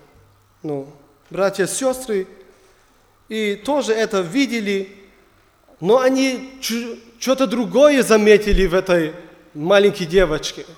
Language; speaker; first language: Russian; non-native, learner; German